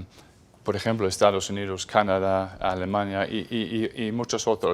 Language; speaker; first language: Spanish; non-native, fluent; English